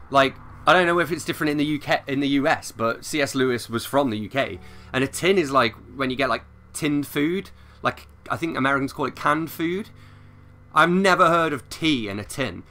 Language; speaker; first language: English; native; English